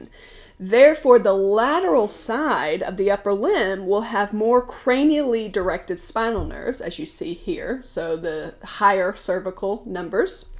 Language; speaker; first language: English; native; English